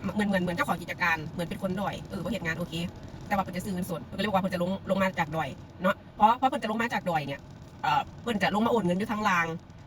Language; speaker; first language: Thai; native; Thai